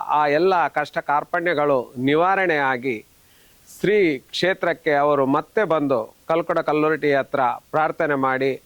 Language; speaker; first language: Kannada; native; Kannada